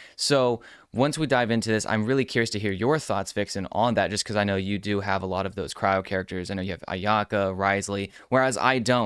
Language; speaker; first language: English; native; English